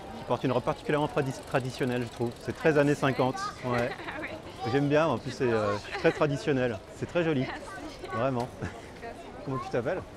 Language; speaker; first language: French; native; French